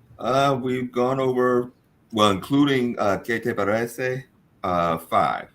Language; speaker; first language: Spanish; non-native, learner; English